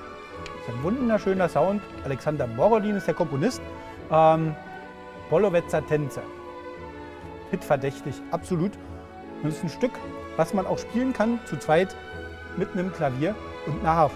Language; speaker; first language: German; native; German